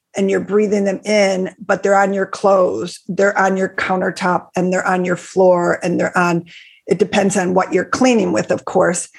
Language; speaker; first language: English; native; English